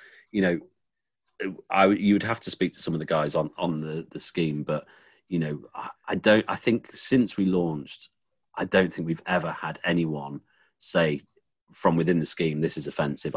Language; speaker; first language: English; native; English